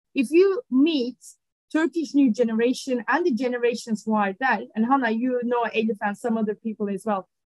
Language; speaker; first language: English; non-native, fluent; Turkish